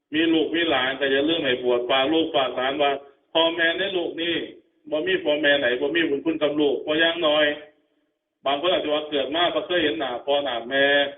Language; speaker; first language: Thai; native; Thai